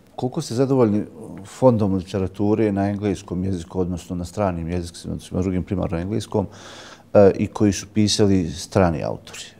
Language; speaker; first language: Bosnian; native; Bosnian